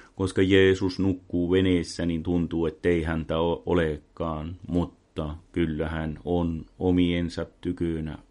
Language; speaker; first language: Finnish; non-native, local second language; Swedish